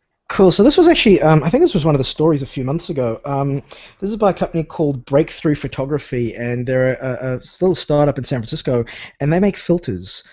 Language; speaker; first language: English; native; English